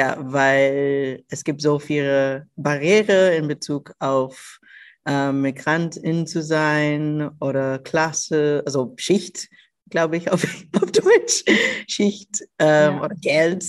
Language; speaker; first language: German; non-native, local second language; English